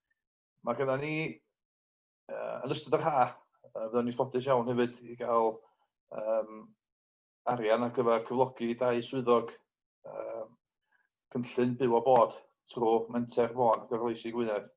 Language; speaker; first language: Welsh; native; Welsh